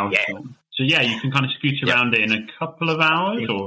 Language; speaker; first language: English; native; English